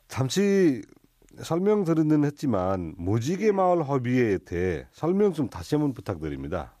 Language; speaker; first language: Korean; non-native, fluent; Nepali